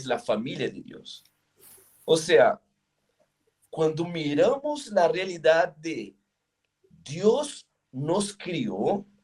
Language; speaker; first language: Spanish; non-native, fluent; Portuguese